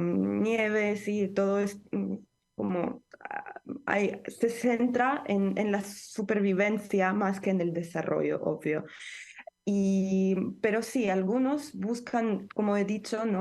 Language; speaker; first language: Spanish; non-native, fluent; Ukrainian